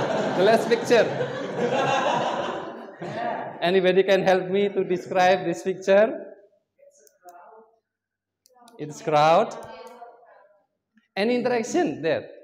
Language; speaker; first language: English; non-native, learner; Indonesian